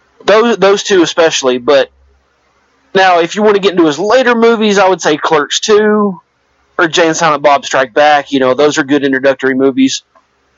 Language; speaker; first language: English; native; English